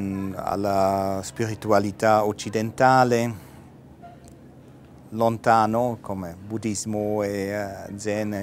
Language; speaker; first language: Italian; non-native, fluent; German